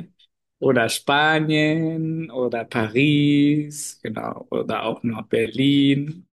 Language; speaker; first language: German; non-native, fluent; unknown